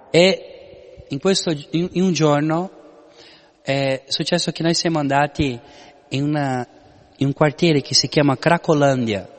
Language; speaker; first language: Italian; non-native, fluent; Portuguese